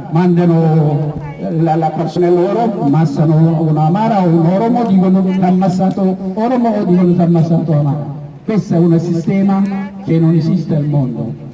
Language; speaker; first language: Italian; non-native, learner; Oromo